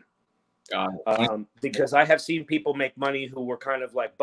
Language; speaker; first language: English; native; English